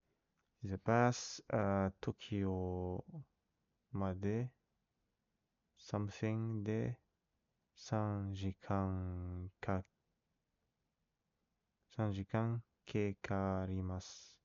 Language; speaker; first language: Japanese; non-native, learner; English